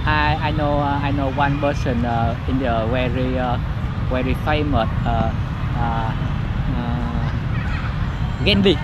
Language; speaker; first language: English; non-native, learner; Vietnamese